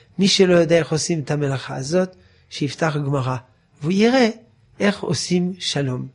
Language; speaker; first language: Hebrew; non-native, fluent; French